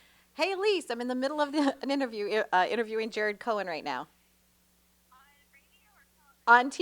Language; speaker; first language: English; native; English